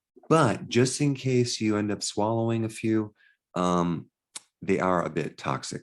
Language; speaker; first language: English; native; English